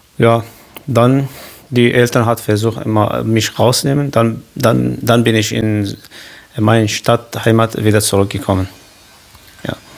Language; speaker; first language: German; non-native, learner; Kurdish